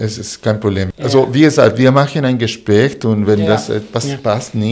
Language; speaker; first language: German; non-native, fluent; Spanish